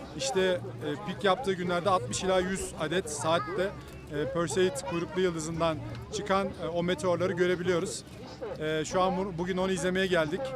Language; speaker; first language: Turkish; native; Turkish